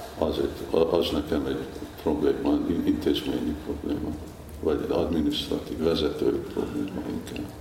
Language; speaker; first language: Hungarian; early bilingual, heritage; Hungarian